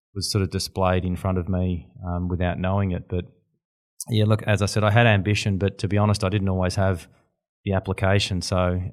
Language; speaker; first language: English; native; English